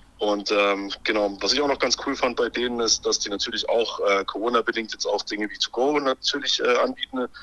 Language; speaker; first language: German; native; German